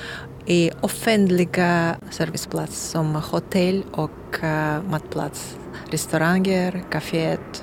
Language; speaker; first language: Swedish; non-native, learner; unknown